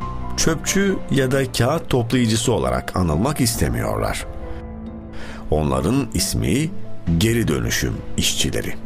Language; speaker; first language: Turkish; native; Turkish